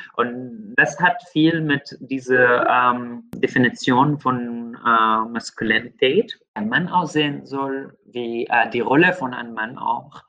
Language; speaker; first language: German; non-native, fluent; Arabic